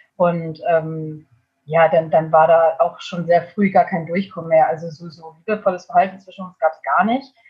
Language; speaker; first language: German; native; German